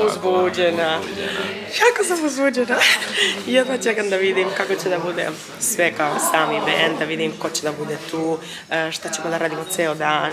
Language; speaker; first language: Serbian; early bilingual, heritage; Serbian